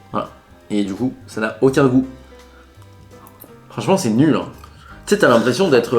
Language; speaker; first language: French; native; French